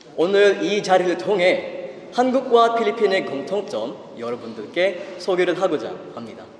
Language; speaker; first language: Korean; non-native, fluent; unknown